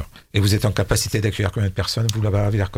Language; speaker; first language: French; native; French